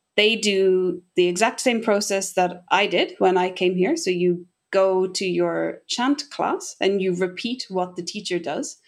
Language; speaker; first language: English; native; English